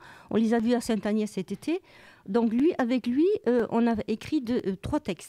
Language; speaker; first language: French; native; French